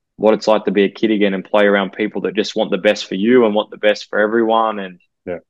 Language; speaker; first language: English; native; English